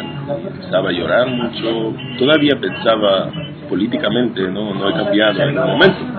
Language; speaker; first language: Spanish; non-native, fluent; Hebrew